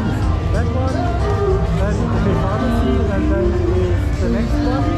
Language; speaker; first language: English; non-native, fluent; German